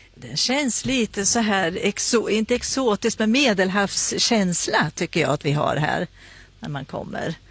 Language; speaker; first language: Swedish; native; Swedish